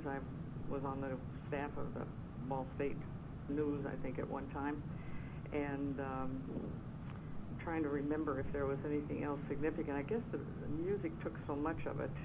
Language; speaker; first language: English; native; English